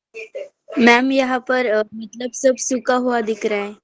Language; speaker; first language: Hindi; non-native, local second language; Marathi